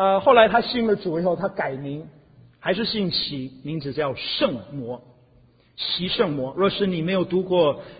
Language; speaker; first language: Chinese; non-native, fluent; English